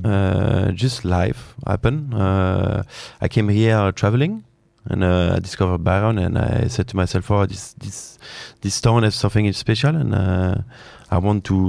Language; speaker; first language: English; non-native, fluent; French